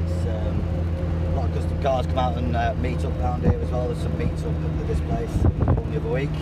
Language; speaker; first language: English; native; English